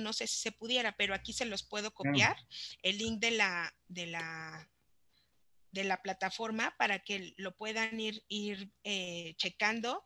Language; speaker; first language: Spanish; native; Spanish